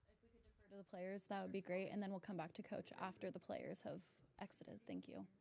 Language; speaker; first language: English; native; English